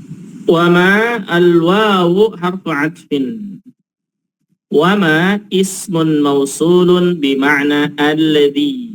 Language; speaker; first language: Arabic; non-native, fluent; Indonesian